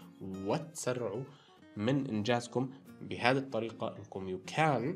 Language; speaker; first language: Arabic; native; Arabic